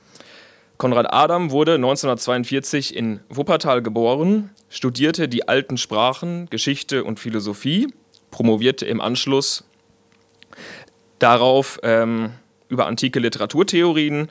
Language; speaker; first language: German; native; German